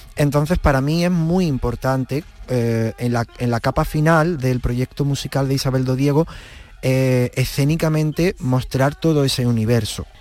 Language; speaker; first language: Spanish; native; Spanish